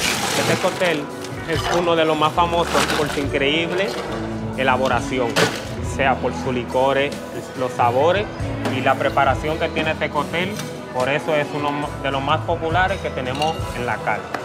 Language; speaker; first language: Spanish; native; Spanish